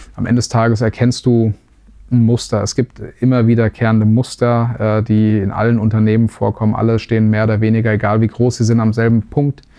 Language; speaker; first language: German; native; German